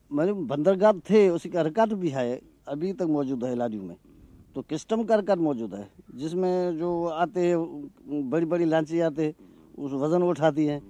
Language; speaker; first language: Urdu; non-native, local second language; Sindhi